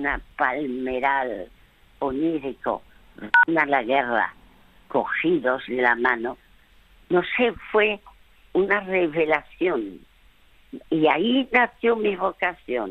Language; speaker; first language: Spanish; early bilingual, other home language; French